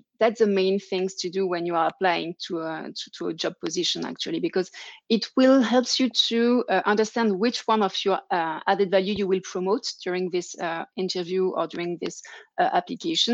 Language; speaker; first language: English; non-native, fluent; French